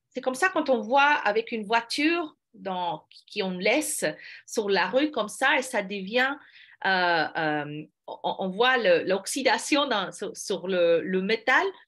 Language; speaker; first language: French; non-native, fluent; English